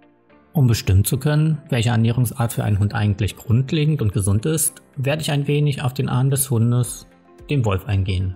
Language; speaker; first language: German; native; German